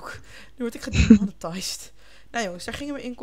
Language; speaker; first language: Dutch; native; Dutch